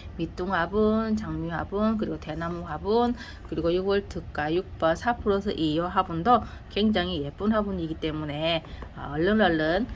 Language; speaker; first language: Korean; native; Korean